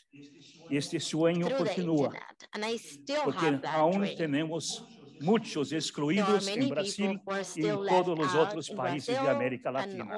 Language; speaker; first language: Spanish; non-native, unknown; German